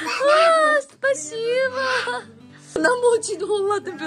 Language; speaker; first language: Russian; non-native, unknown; Korean